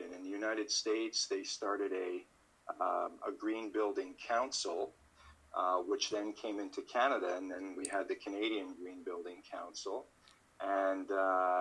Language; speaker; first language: English; native; English